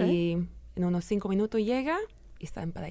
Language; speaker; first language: Spanish; early bilingual, heritage; English